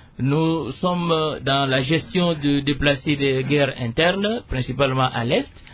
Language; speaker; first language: French; non-native, local second language; Lingala